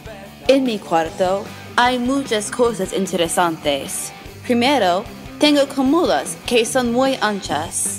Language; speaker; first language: Spanish; non-native, learner; English